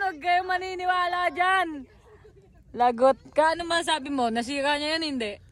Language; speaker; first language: Filipino; native; Filipino